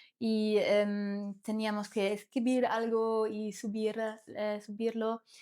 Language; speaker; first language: Spanish; non-native, learner; German